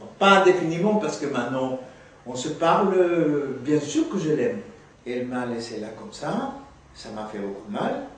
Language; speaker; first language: French; non-native, fluent; Spanish